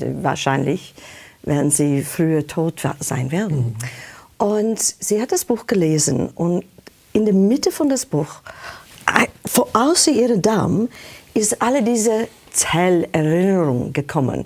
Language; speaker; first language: German; non-native, fluent; English